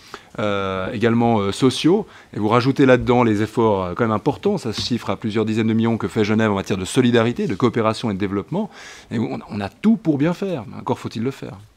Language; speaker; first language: French; native; French